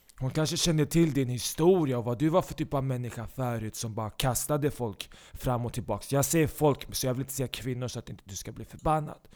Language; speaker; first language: Swedish; early bilingual, other home language; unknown